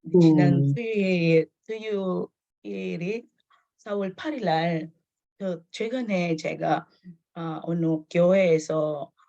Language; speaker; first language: Korean; non-native, fluent; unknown